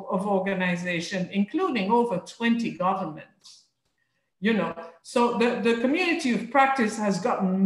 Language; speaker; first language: English; non-native, fluent; French